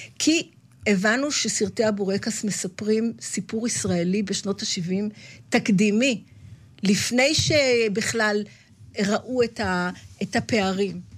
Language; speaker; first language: Hebrew; native; Hebrew